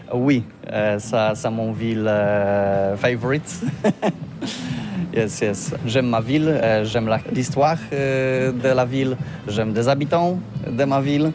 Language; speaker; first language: French; non-native, learner; Polish